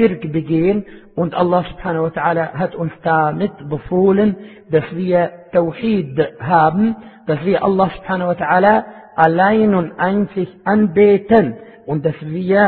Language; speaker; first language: German; non-native, fluent; Arabic